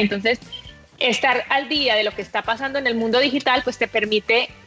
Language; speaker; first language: Spanish; native; Spanish